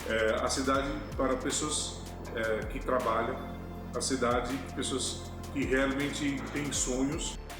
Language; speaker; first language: Portuguese; non-native, fluent; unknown